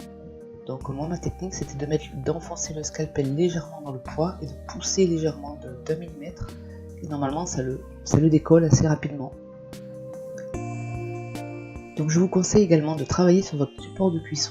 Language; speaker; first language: French; native; French